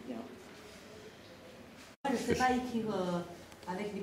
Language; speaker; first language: French; non-native, learner; Chinese